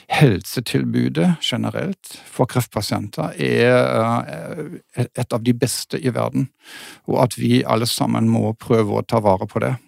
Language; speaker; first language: Norwegian; non-native, fluent; German